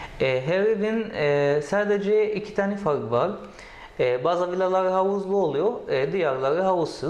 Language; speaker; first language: Turkish; non-native, learner; Arabic